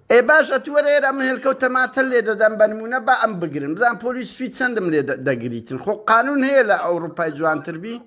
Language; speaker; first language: Central Kurdish; native; Central Kurdish